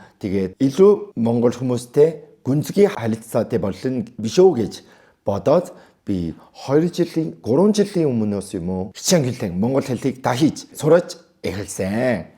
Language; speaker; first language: Mongolian; non-native, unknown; Korean